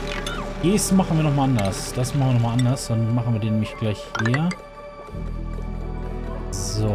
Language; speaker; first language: German; native; German